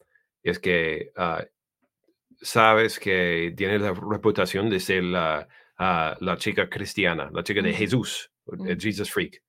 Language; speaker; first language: Spanish; non-native, learner; English